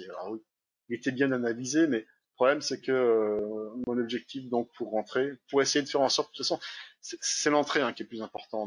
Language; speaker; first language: French; native; French